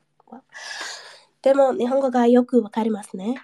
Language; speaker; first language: Japanese; non-native, learner; English